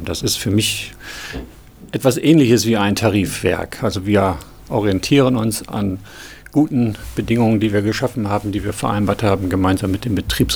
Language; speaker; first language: German; native; German